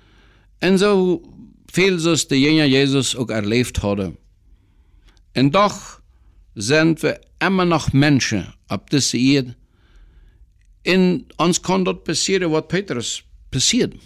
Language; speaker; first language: German; non-native, learner; Plautdietsch